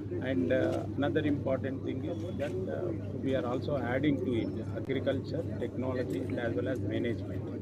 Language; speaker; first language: English; non-native, local second language; Telugu